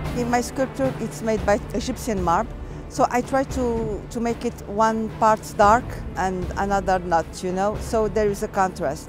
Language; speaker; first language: English; non-native, learner; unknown